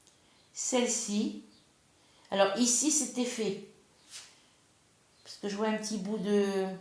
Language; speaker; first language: French; native; French